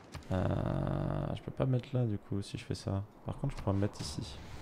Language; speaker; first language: French; native; French